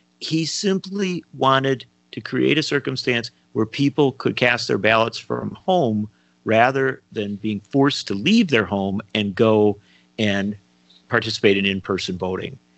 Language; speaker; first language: English; native; English